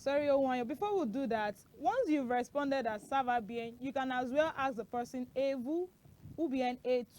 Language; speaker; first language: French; non-native, fluent; Yoruba